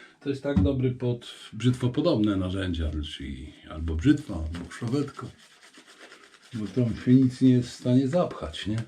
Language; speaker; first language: Polish; native; Polish